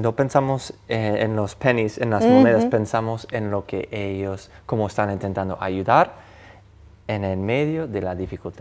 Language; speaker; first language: Spanish; non-native, fluent; English